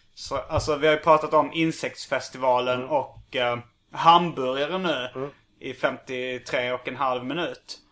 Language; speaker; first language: Swedish; native; Swedish